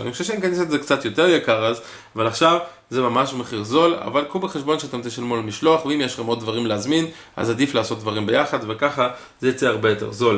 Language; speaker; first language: Hebrew; native; Hebrew